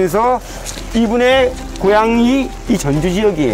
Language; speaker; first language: Korean; native; Korean